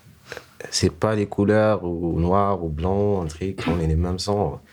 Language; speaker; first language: French; non-native, learner; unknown